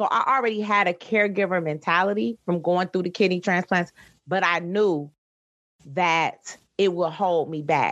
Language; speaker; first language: English; native; English